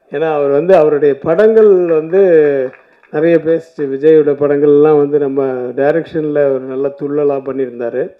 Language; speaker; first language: Tamil; native; Tamil